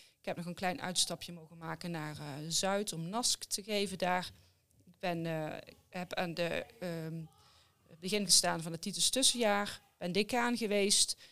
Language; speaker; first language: Dutch; native; Dutch